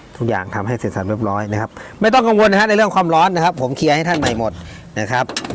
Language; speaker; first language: Thai; non-native, local second language; Northeastern Thai